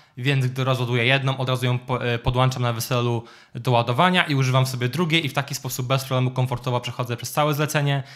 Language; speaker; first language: Polish; native; Polish